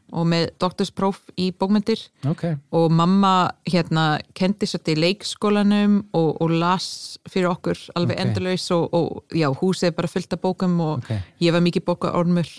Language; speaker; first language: Icelandic; non-native, fluent; English